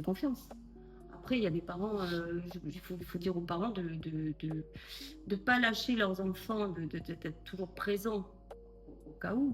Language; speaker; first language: French; native; French